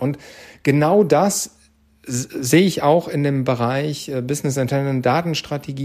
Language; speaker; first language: German; native; German